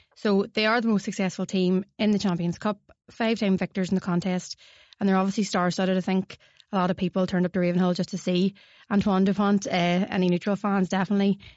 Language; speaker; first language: English; native; English